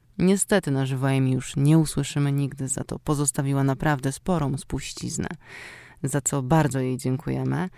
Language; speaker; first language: Polish; native; Polish